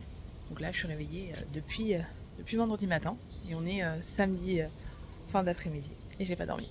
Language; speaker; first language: French; native; French